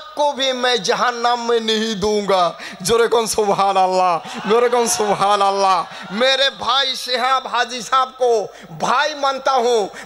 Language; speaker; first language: Hindi; non-native, local second language; Bangla